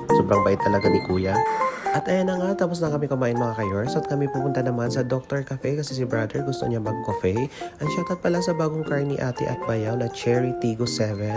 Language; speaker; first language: Filipino; non-native, local second language; Maranao